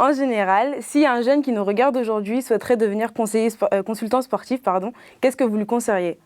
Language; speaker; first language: French; native; French